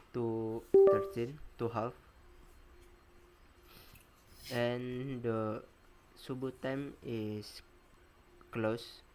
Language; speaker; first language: English; non-native, learner; Indonesian